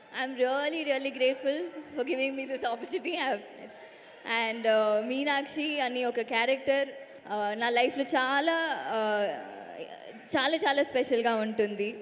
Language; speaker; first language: Telugu; non-native, learner; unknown